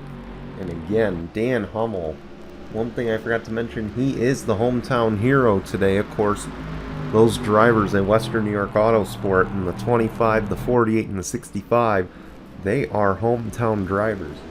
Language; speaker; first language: English; native; English